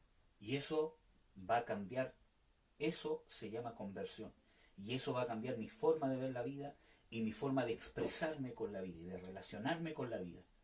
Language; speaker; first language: Spanish; native; Spanish